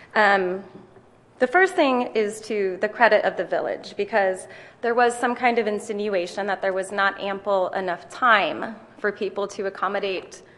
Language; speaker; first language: English; native; English